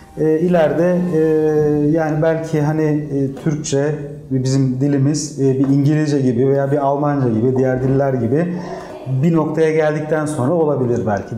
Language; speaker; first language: Turkish; early bilingual, heritage; Turkish